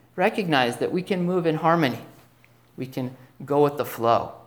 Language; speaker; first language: English; native; English